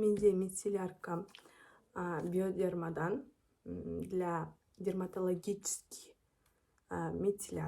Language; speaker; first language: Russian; non-native, local second language; Kazakh